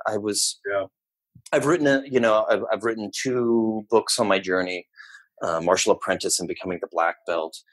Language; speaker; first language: English; native; English